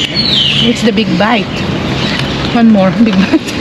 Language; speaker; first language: English; non-native, learner; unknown